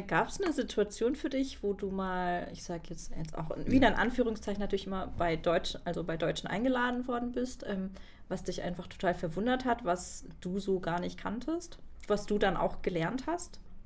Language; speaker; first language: German; native; German